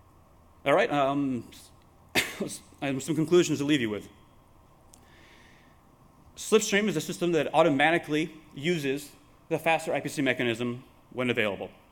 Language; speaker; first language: English; native; English